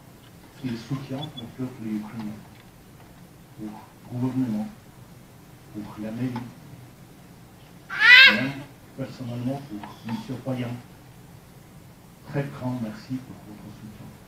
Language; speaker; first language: French; non-native, learner; Ukrainian